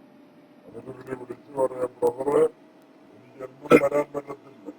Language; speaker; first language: Malayalam; native; Malayalam